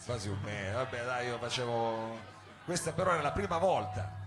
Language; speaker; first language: Italian; native; Italian